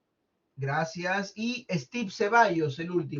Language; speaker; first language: Spanish; native; Spanish